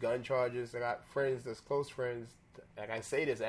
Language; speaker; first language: English; native; English